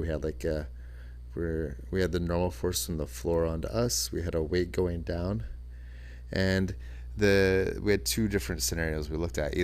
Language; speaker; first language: English; native; English